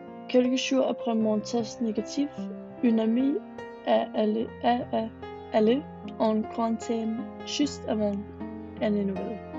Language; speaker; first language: French; non-native, learner; English